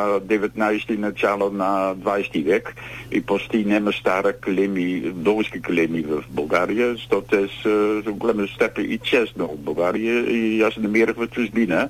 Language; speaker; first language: Bulgarian; non-native, learner; Dutch